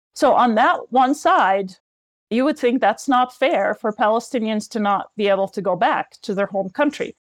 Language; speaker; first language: English; non-native, fluent; Arabic